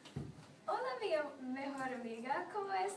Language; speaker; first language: Spanish; non-native, learner; English